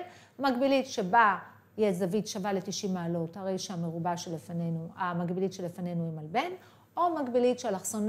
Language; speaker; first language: Hebrew; native; Hebrew